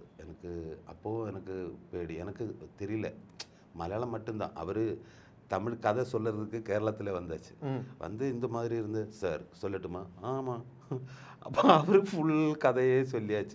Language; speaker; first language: Tamil; non-native, learner; Malayalam